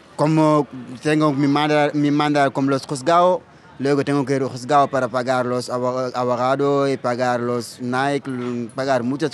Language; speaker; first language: Spanish; non-native, learner; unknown